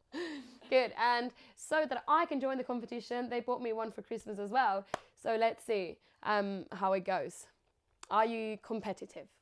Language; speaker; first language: English; non-native, fluent; Finnish